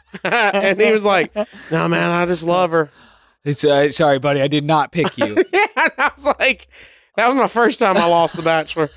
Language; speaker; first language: English; native; English